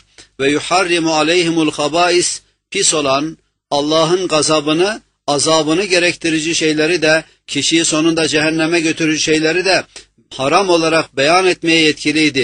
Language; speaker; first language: Turkish; native; Turkish